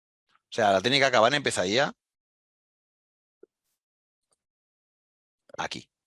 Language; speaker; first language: Spanish; native; Spanish